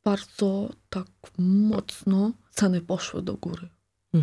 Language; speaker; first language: Polish; non-native, local second language; Ukrainian